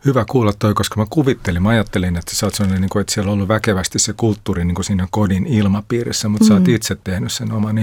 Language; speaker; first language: Finnish; native; Finnish